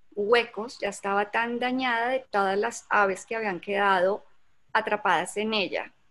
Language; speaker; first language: Spanish; native; Spanish